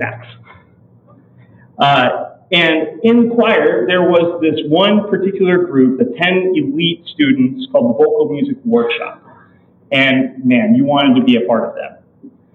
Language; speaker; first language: English; native; English